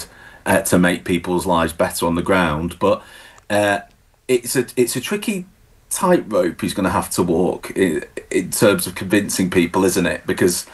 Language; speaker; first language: English; native; English